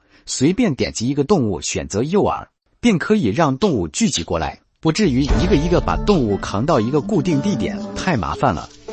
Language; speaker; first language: Chinese; native; Chinese